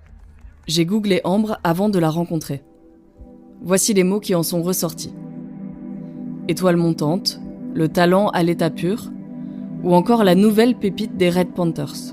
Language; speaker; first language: French; native; French